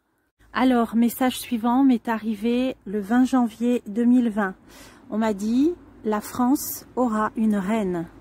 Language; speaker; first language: French; native; French